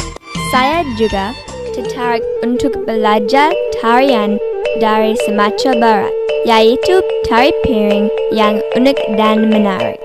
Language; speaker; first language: Indonesian; early bilingual, heritage; English